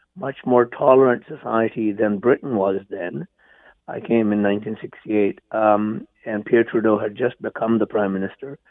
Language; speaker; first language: English; non-native, local second language; Punjabi